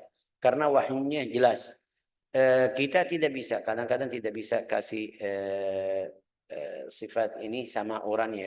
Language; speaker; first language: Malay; non-native, fluent; Arabic